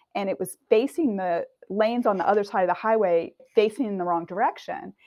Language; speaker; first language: English; native; English